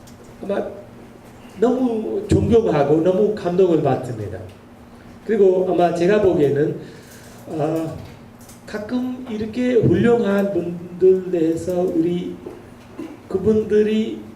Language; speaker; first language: Korean; non-native, learner; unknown